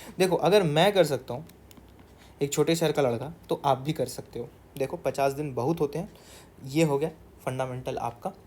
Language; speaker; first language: Hindi; non-native, local second language; Marathi